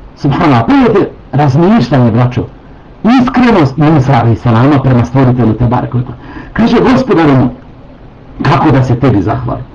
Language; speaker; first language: Bosnian; native; Bosnian